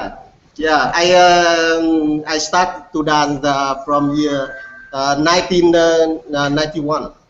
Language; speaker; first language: English; non-native, learner; Vietnamese